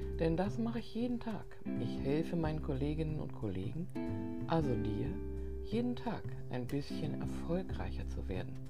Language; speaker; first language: German; native; German